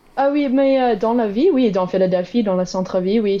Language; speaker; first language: French; non-native, learner; English